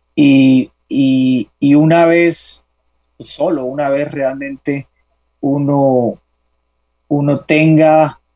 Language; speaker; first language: Spanish; native; Spanish